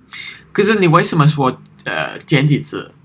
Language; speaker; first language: Chinese; non-native, learner; German